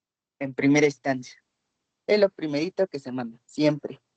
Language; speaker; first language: Spanish; native; Spanish